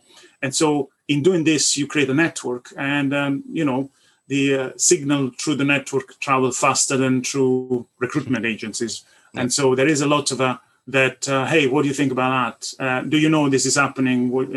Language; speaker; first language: English; non-native, fluent; Italian